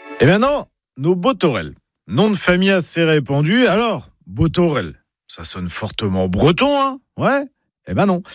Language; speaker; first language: French; native; French